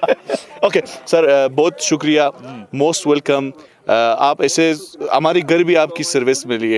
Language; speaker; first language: Hindi; non-native, learner; Persian